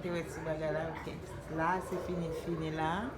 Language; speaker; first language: French; non-native, local second language; Haitian Creole